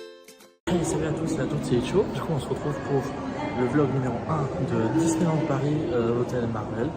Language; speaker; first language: French; native; French